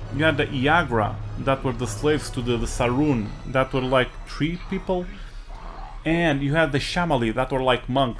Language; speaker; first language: English; non-native, fluent; Portuguese